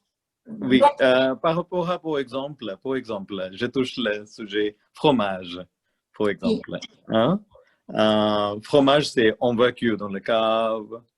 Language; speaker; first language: French; non-native, learner; Malayalam